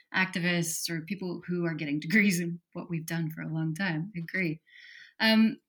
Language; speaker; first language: English; native; English